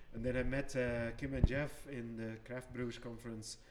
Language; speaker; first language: English; non-native, fluent; Dutch